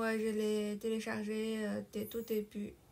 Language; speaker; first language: French; non-native, fluent; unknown